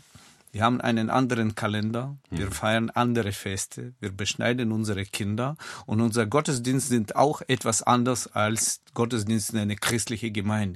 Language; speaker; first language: German; non-native, fluent; Russian